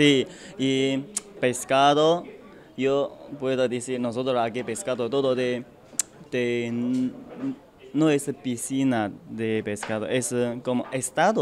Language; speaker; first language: Spanish; non-native, learner; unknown